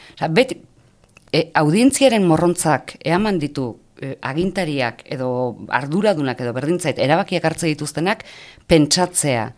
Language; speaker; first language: Basque; native; Basque